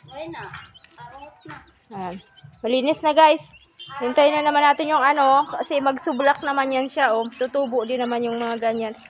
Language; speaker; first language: Filipino; non-native, local second language; Hiligaynon